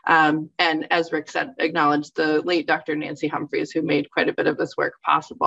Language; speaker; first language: English; native; English